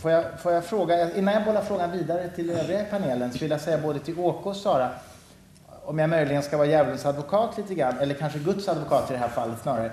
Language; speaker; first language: Swedish; native; Swedish